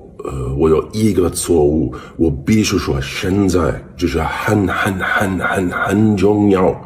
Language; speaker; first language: Chinese; non-native, learner; English